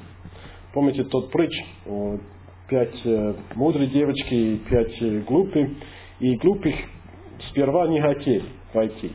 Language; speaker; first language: Russian; non-native, fluent; English